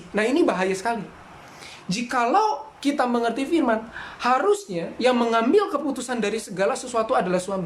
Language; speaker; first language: Indonesian; native; Indonesian